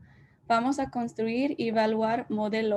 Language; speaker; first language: Spanish; early bilingual, heritage; Spanish